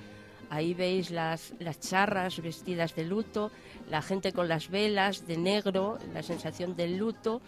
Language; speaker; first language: Spanish; native; Spanish